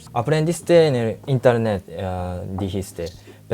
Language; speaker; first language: Spanish; non-native, fluent; Japanese